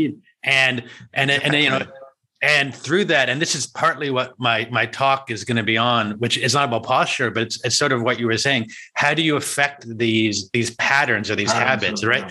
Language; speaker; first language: English; native; English